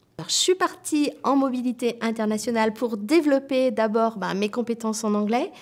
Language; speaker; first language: French; native; French